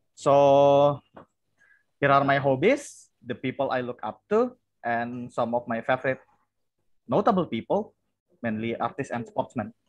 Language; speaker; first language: English; non-native, fluent; Indonesian